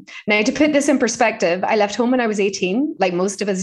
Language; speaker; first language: English; native; English